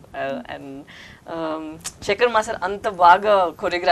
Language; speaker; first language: Telugu; non-native, learner; Tamil